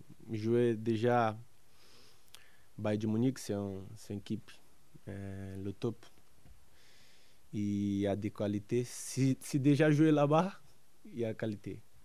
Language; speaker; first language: French; non-native, learner; Portuguese